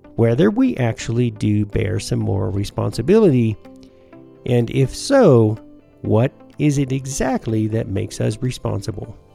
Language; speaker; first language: English; native; English